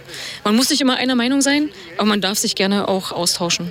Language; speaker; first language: German; native; German